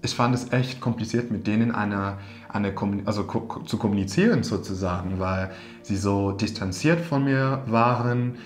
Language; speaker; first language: German; non-native, fluent; English